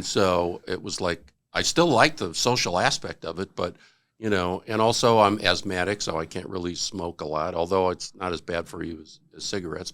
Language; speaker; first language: English; native; English